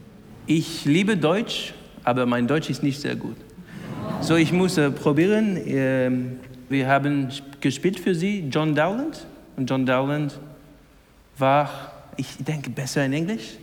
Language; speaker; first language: German; non-native, learner; English